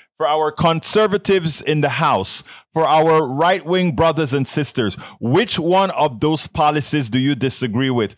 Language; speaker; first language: English; non-native, fluent; Spanish